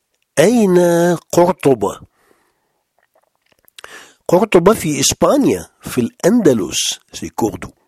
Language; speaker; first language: Arabic; non-native, fluent; French